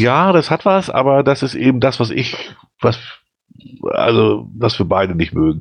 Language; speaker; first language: German; native; German